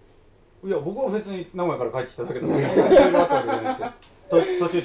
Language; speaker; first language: Japanese; native; Japanese